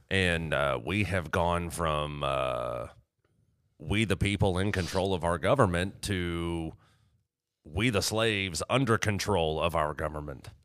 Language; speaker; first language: English; native; English